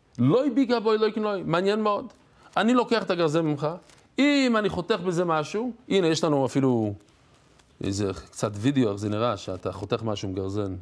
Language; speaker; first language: Hebrew; non-native, fluent; English